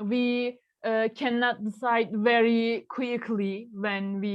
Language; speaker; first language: English; non-native, learner; Turkish